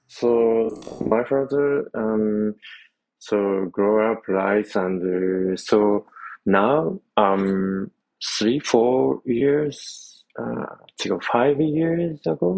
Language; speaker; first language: English; non-native, learner; Japanese